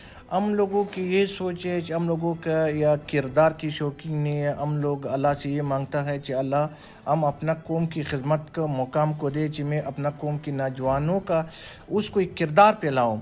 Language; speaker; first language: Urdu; non-native, local second language; Pashto